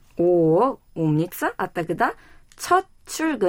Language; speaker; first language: Russian; non-native, local second language; Korean